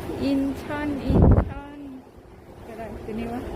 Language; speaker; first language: Korean; non-native, learner; Lao